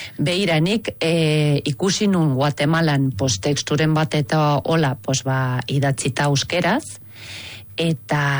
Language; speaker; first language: Basque; non-native, fluent; Swiss German